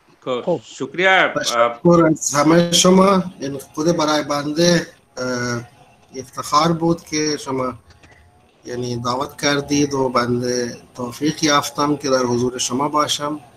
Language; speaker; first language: Persian; non-native, fluent; Urdu